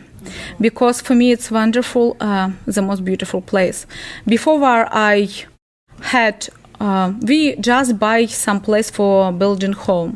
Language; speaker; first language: English; non-native, learner; Ukrainian